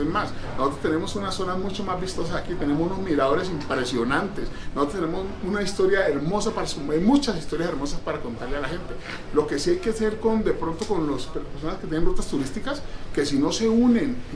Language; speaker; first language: Spanish; native; Spanish